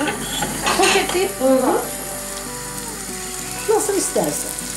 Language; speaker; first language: Turkish; native; Turkish